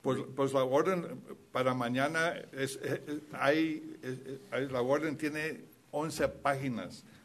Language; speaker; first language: Spanish; early bilingual, heritage; Spanish